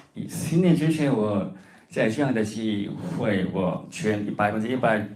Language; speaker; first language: Chinese; non-native, learner; Korean